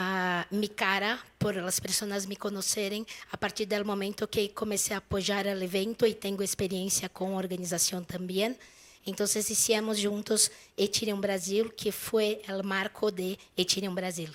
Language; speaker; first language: Spanish; non-native, fluent; Portuguese